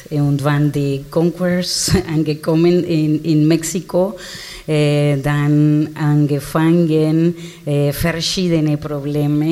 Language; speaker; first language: German; non-native, learner; Spanish